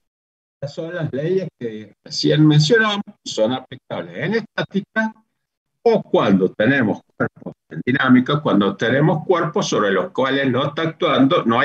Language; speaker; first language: Spanish; native; Spanish